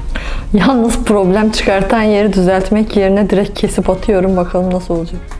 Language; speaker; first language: Turkish; native; Turkish